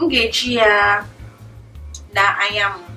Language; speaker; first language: Igbo; early bilingual, heritage; English